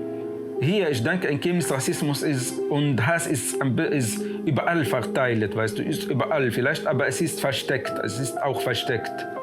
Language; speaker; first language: German; non-native, learner; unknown